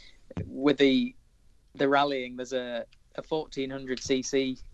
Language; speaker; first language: English; native; English